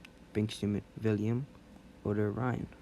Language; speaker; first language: German; non-native, learner; English